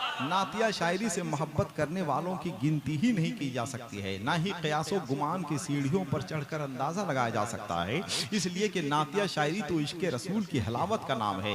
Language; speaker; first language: Hindi; native; Hindi